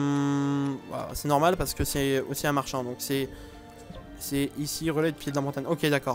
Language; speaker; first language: French; native; French